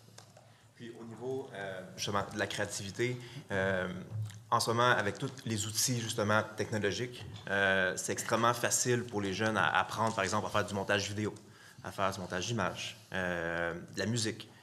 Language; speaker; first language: French; native; French